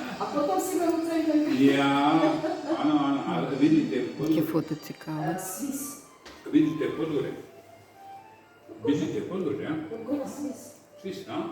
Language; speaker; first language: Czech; non-native, learner; Ukrainian